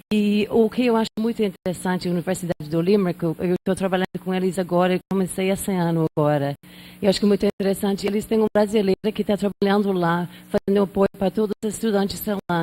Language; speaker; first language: Portuguese; non-native, fluent; English